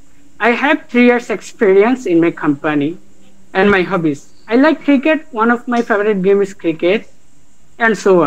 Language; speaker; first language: English; non-native, learner; Bangla